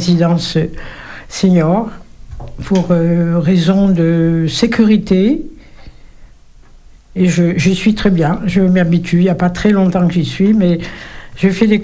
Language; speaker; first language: French; native; French